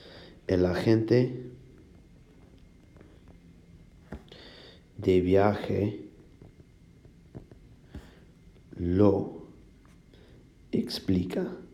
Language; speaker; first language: Spanish; non-native, fluent; English